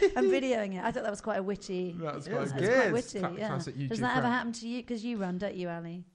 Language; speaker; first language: English; native; English